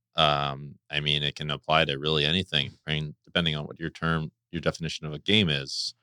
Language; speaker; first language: English; native; English